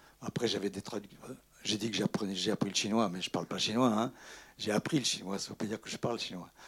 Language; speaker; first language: French; native; French